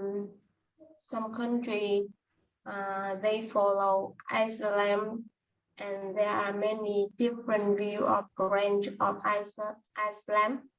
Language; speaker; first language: English; non-native, learner; Vietnamese